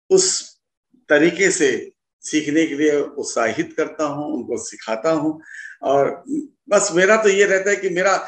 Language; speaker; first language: Hindi; native; Hindi